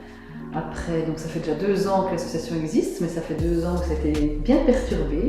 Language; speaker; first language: French; native; French